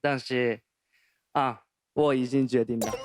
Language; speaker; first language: Chinese; non-native, fluent; Japanese